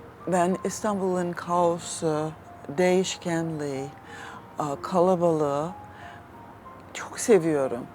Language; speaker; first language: Turkish; non-native, fluent; English